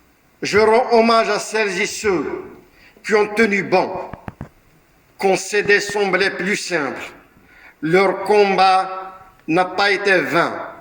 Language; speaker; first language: French; non-native, local second language; Kabyle